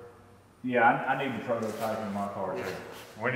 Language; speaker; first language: English; native; English